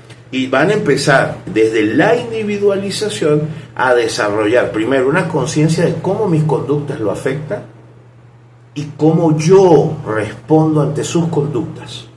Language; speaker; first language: Spanish; native; Spanish